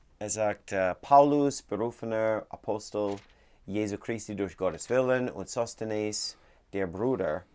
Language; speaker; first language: German; non-native, learner; English